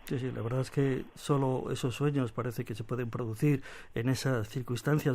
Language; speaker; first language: Spanish; native; Spanish